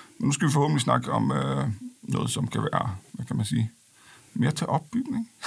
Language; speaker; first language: Danish; non-native, local second language; Faroese